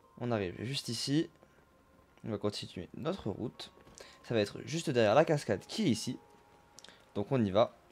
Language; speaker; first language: French; native; French